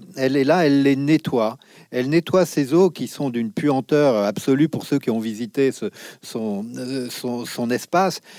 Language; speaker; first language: French; native; French